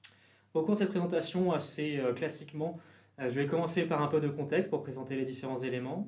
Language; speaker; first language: French; native; French